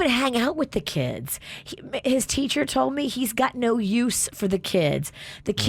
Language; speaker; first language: English; native; English